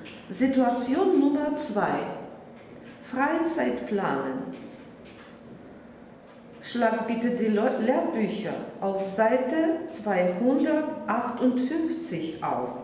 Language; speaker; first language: German; non-native, fluent; Russian